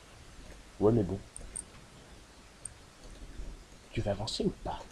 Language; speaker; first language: French; native; French